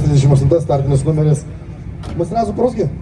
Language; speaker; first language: Russian; non-native, fluent; Lithuanian